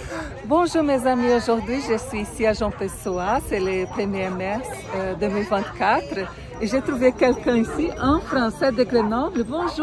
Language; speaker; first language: French; non-native, fluent; Portuguese